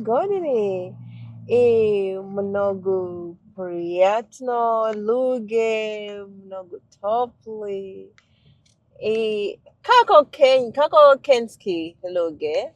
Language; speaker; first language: Macedonian; non-native, learner; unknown